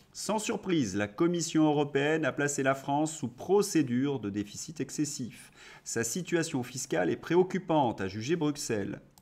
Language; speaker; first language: French; native; French